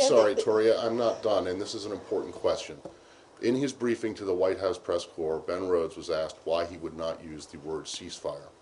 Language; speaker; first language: English; native; English